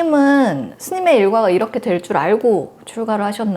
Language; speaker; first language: Korean; native; Korean